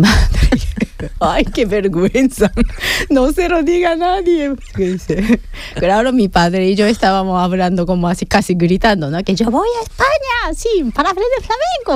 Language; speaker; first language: Spanish; non-native, fluent; Japanese